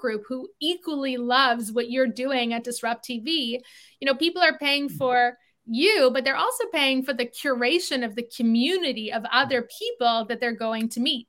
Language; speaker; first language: English; native; English